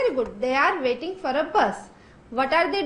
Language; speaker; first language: English; non-native, fluent; Gujarati